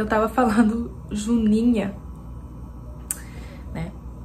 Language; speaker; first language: Portuguese; non-native, fluent; French